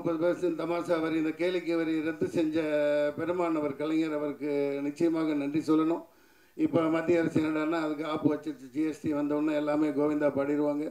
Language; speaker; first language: Tamil; native; Tamil